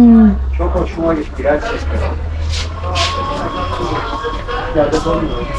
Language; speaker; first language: Turkish; native; Turkish